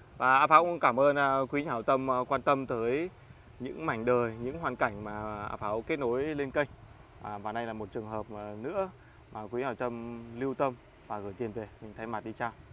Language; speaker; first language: Vietnamese; non-native, local second language; Hmong